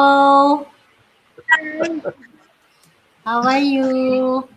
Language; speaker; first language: English; non-native, local second language; Filipino